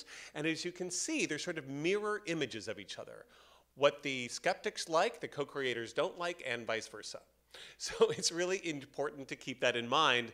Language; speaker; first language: English; native; English